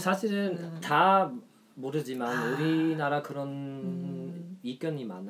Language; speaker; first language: Korean; non-native, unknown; German